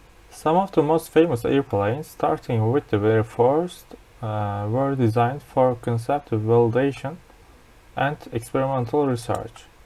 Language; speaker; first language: English; non-native, fluent; Turkish